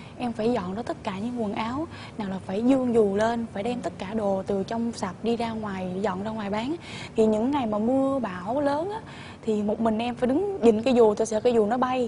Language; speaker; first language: Vietnamese; native; Vietnamese